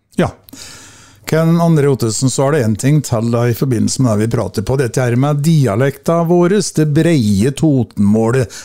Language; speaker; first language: Norwegian; native; Norwegian